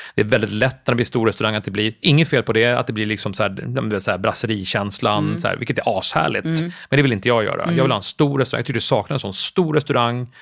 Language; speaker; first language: Swedish; native; Swedish